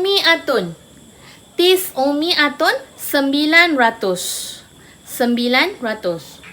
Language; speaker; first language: Arabic; non-native, fluent; Malay